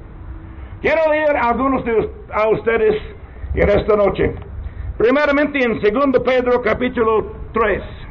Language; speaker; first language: Spanish; non-native, learner; English